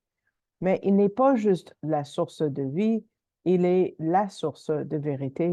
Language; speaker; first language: French; native; French